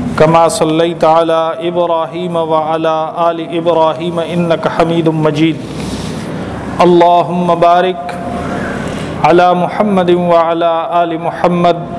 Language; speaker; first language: Urdu; native; Urdu